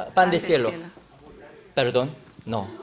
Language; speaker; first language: Spanish; non-native, learner; Korean